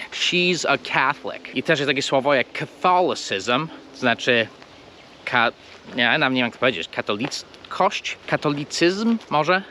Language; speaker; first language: Polish; non-native, fluent; English